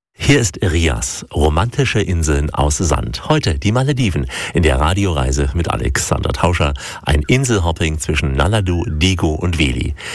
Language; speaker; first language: German; native; German